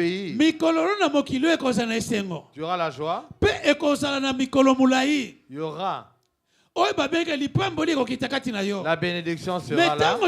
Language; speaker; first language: French; non-native, local second language; Lingala